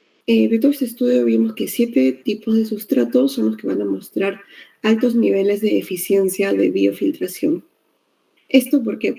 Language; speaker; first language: Spanish; native; Spanish